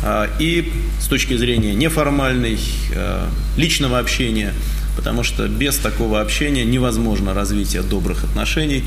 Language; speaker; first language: Russian; native; Russian